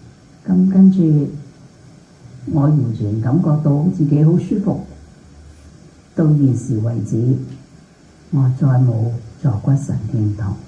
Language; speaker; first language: Cantonese; native; Cantonese